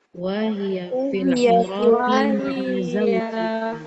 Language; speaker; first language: Arabic; non-native, learner; Indonesian